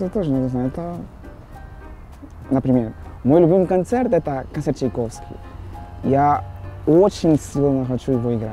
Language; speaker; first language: Russian; non-native, learner; Portuguese